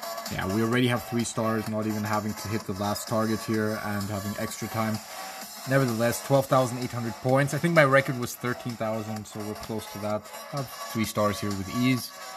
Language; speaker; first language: English; non-native, fluent; German